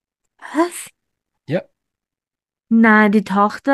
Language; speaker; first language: German; native; German